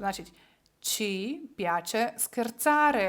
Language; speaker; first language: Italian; non-native, fluent; Ukrainian